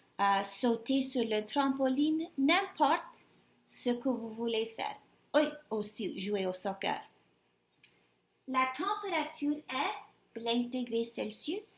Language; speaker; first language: French; non-native, fluent; English